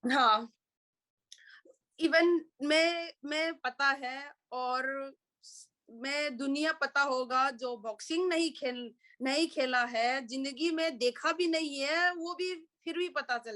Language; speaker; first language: Hindi; non-native, local second language; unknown